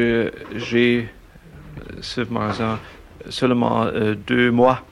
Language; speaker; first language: French; non-native, learner; German